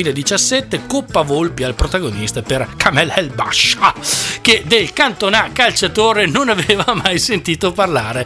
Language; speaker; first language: Italian; native; Italian